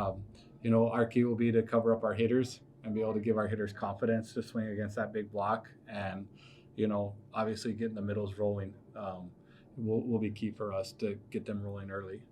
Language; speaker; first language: English; native; English